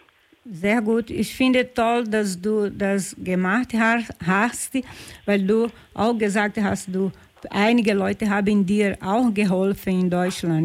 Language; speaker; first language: German; non-native, fluent; Portuguese